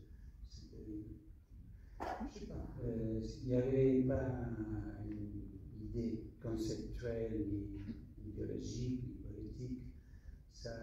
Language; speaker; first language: French; non-native, fluent; English